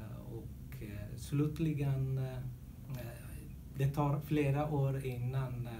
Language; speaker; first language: Swedish; non-native, learner; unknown